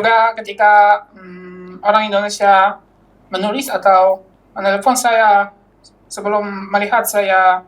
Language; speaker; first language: Indonesian; non-native, fluent; Polish